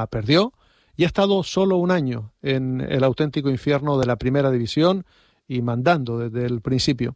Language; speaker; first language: Spanish; native; Spanish